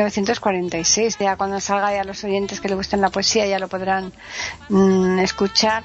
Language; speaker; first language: Spanish; native; Spanish